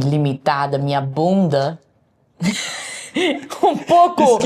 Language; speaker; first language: Portuguese; non-native, learner; English